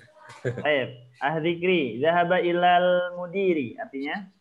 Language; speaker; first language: Indonesian; native; Indonesian